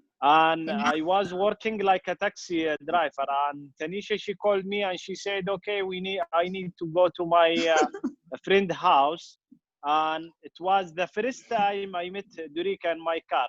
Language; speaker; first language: English; non-native, fluent; Arabic